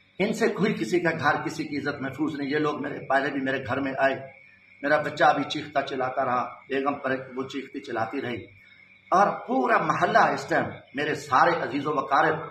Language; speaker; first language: Urdu; non-native, local second language; Saraiki